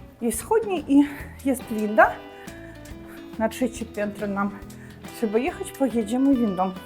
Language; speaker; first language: Polish; non-native, learner; Russian